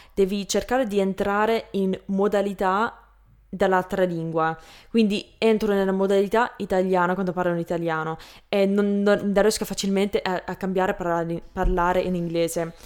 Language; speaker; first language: Italian; non-native, fluent; English